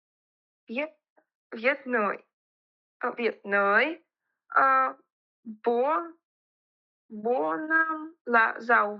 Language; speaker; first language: Vietnamese; non-native, learner; Russian